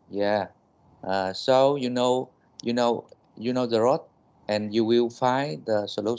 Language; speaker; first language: English; non-native, learner; Vietnamese